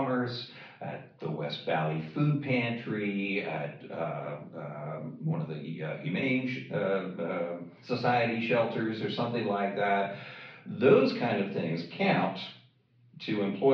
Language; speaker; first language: English; native; English